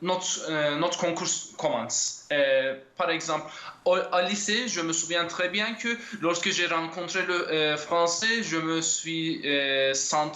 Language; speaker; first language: French; non-native, fluent; Turkish